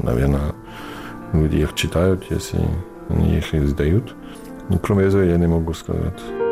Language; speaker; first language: Russian; non-native, fluent; English